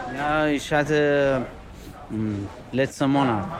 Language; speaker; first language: German; non-native, learner; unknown